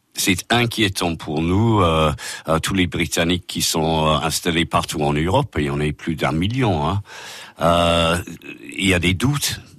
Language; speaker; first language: French; non-native, fluent; English